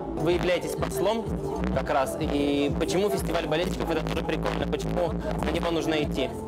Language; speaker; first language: Russian; native; Russian